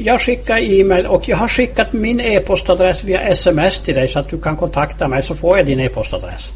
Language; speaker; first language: Swedish; native; Swedish